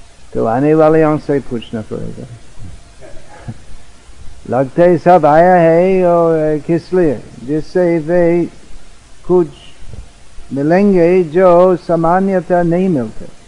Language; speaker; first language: Hindi; non-native, learner; English